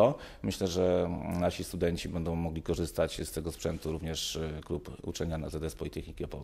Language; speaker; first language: Polish; native; Polish